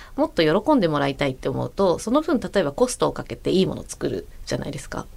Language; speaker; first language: Japanese; native; Japanese